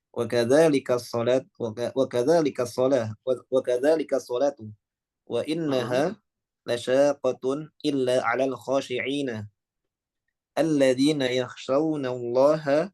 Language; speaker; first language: Arabic; non-native, learner; Indonesian